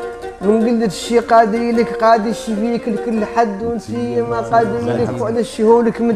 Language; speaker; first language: Arabic; native; Arabic